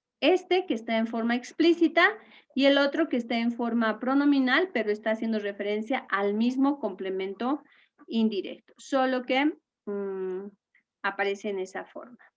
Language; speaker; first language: Spanish; native; Spanish